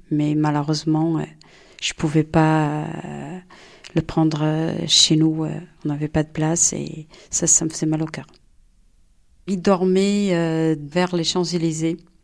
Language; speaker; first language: French; non-native, fluent; Portuguese